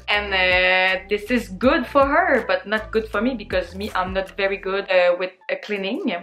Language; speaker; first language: English; non-native, learner; French